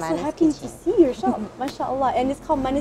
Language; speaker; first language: English; non-native, fluent; Malay